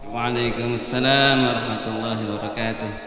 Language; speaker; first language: Indonesian; native; Indonesian